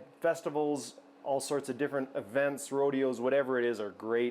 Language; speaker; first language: English; native; English